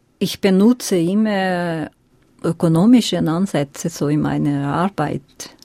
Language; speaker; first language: German; non-native, fluent; Portuguese